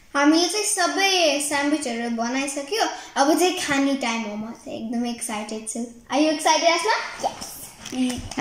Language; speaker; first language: Nepali; early bilingual, heritage; Nepali